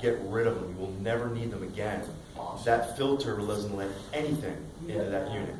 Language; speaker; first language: English; native; English